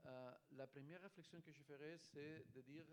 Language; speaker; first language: French; non-native, fluent; Spanish